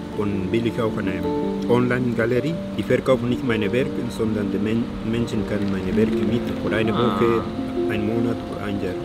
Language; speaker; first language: German; non-native, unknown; Chinese